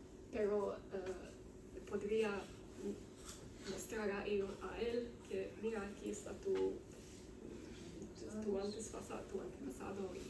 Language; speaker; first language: Spanish; non-native, learner; Romanian